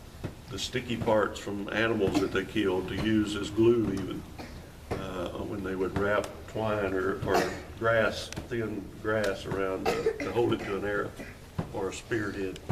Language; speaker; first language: English; native; English